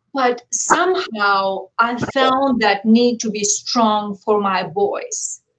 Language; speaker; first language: English; non-native, fluent; Bulgarian